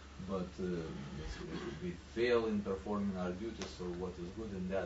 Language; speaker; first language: English; non-native, fluent; Lithuanian